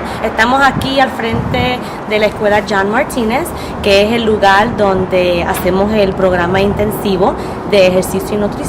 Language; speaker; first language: Spanish; early bilingual, heritage; Spanish